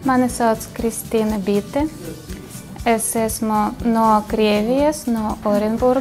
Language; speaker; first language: Latvian; non-native, learner; Russian